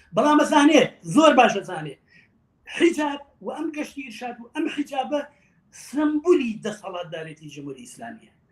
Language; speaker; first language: Central Kurdish; native; Central Kurdish